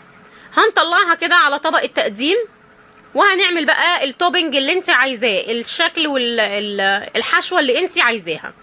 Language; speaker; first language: Arabic; native; Arabic